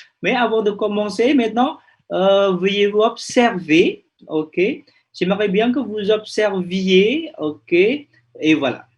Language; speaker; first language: French; non-native, fluent; Indonesian